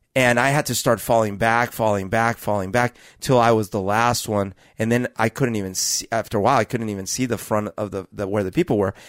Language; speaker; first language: English; non-native, fluent; Spanish